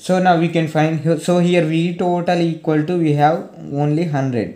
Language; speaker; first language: English; non-native, local second language; Telugu